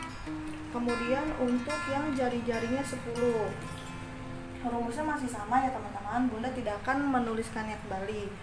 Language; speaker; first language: Indonesian; native; Indonesian